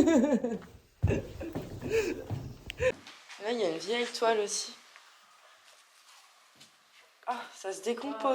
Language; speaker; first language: French; native; French